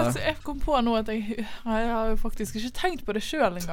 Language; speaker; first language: Norwegian; native; Norwegian